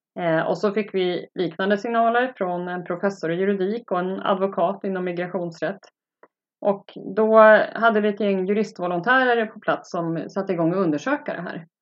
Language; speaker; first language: Swedish; native; Swedish